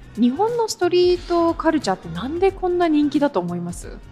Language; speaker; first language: Japanese; non-native, fluent; English